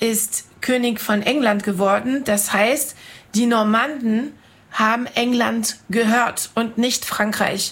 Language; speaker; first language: German; non-native, fluent; French